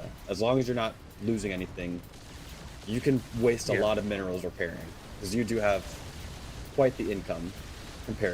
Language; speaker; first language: English; native; English